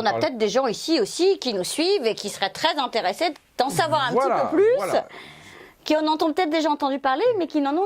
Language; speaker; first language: French; native; French